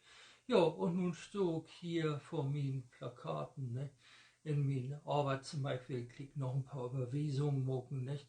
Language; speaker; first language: German; native; German